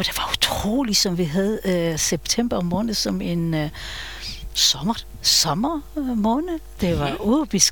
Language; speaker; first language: Danish; non-native, fluent; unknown